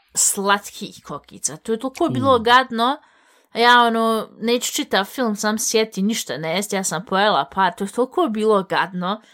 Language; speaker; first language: Bosnian; early bilingual, heritage; Bosnian